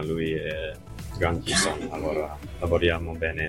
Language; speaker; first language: Italian; non-native, fluent; English